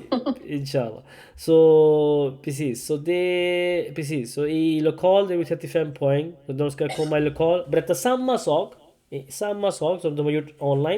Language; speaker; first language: Swedish; non-native, learner; Urdu